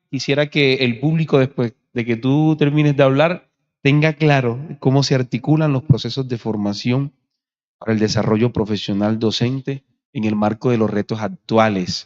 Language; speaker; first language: Spanish; native; Spanish